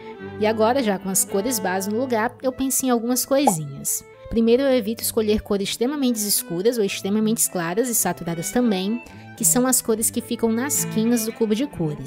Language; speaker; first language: Portuguese; native; Portuguese